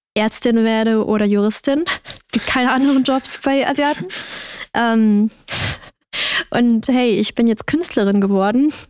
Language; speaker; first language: German; early bilingual, other home language; Vietnamese